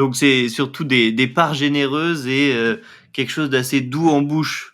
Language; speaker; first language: French; native; French